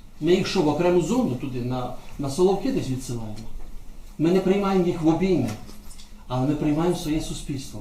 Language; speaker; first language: Ukrainian; native; Ukrainian